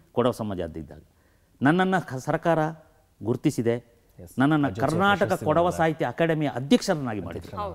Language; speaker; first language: Kannada; non-native, local second language; Kodava